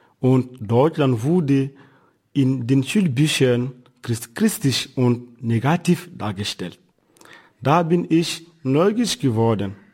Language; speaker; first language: German; non-native, fluent; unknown